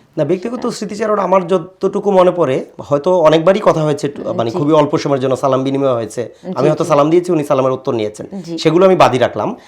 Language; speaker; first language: Bangla; native; Bangla